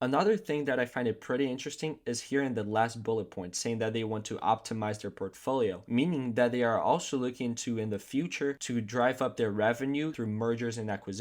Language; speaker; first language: English; non-native, fluent; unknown